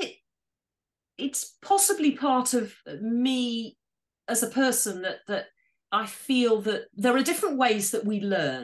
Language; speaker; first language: English; native; English